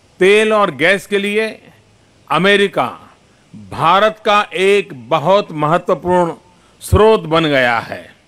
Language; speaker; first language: Hindi; non-native, local second language; Gujarati